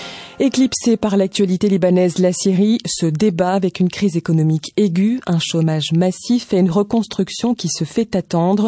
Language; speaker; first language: French; native; French